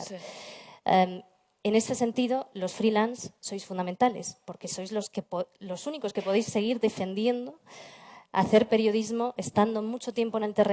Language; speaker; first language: Spanish; native; Spanish